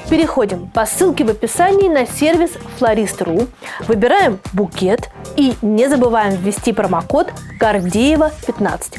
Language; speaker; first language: Russian; native; Russian